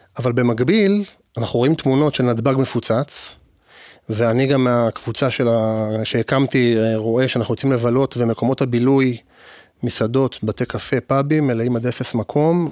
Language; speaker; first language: Hebrew; native; Hebrew